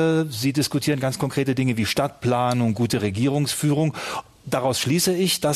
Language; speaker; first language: German; native; German